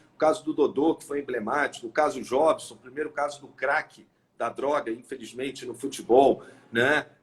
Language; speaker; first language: Portuguese; native; Portuguese